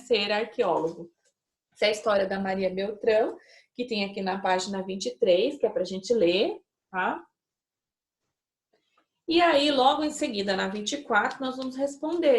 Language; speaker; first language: Portuguese; native; Portuguese